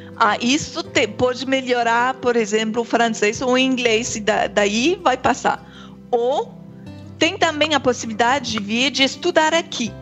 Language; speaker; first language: Portuguese; non-native, fluent; English